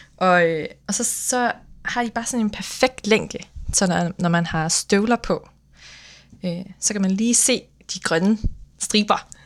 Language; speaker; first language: Danish; native; Danish